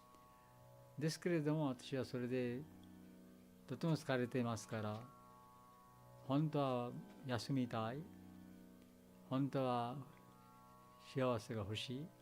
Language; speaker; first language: Japanese; non-native, learner; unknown